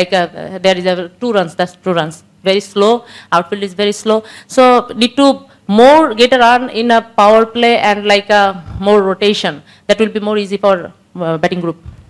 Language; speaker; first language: English; non-native, learner; Bangla